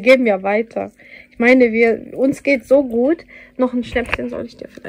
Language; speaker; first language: German; non-native, fluent; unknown